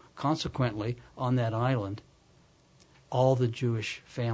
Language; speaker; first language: English; native; English